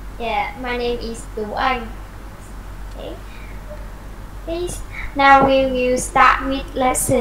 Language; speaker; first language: English; non-native, fluent; Vietnamese